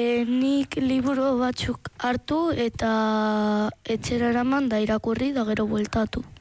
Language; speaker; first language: Basque; native; Basque